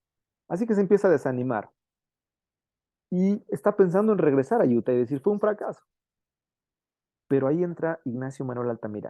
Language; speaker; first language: Spanish; native; Spanish